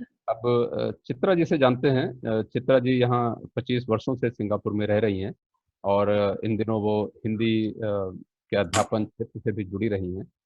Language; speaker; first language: Hindi; native; Hindi